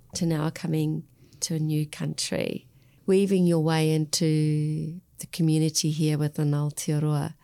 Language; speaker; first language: English; native; English